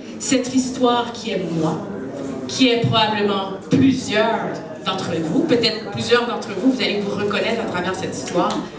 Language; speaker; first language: French; native; French